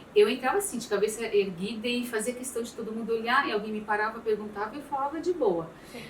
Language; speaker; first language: Portuguese; early bilingual, other home language; Arabic